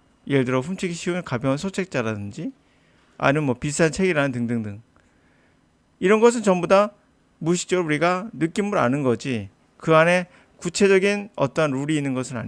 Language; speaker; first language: Korean; native; Korean